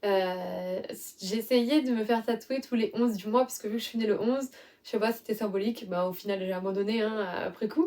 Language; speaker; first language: French; native; French